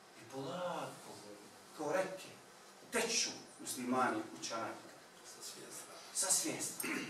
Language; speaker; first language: Bosnian; non-native, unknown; Turkish